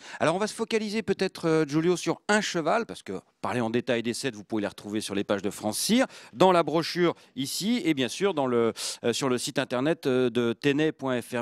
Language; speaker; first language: French; native; French